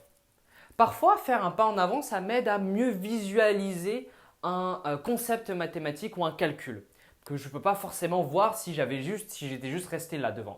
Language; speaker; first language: French; native; French